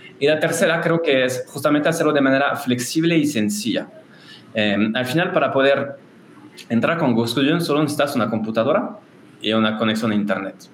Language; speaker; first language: Spanish; non-native, fluent; French